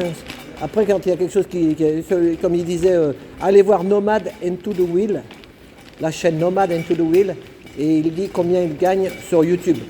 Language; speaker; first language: French; native; French